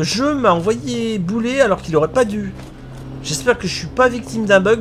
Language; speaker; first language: French; native; French